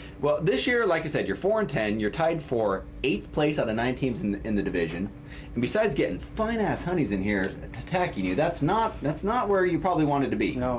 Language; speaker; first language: English; native; English